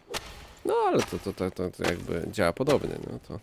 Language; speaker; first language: Polish; native; Polish